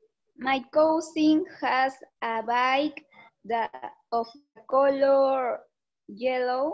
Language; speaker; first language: English; non-native, learner; Spanish